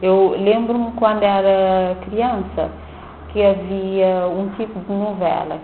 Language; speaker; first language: Portuguese; non-native, local second language; Kabuverdianu